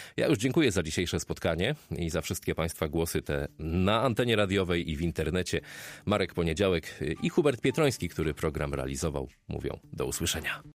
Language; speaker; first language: Polish; native; Polish